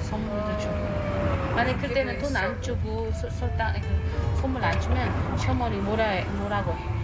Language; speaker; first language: Korean; non-native, learner; Uzbek